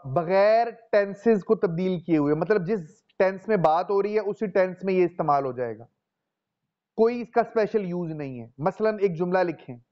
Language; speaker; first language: Urdu; non-native, local second language; Punjabi